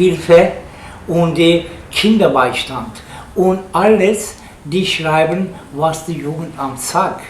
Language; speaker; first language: German; non-native, learner; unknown